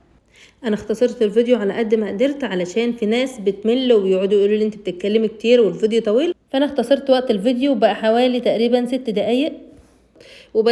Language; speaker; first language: Arabic; native; Arabic